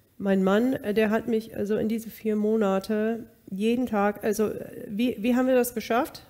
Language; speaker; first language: German; non-native, fluent; English